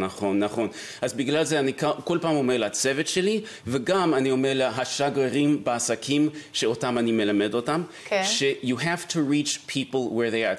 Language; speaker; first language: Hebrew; non-native, fluent; English